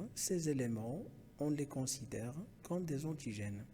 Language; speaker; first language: French; non-native, local second language; Arabic